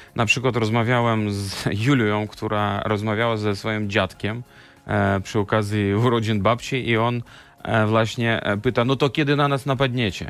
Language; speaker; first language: Polish; non-native, fluent; Belarusian